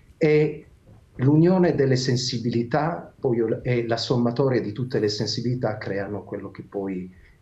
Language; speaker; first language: Italian; native; Italian